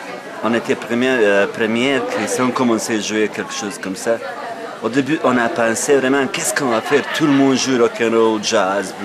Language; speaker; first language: French; non-native, fluent; Bosnian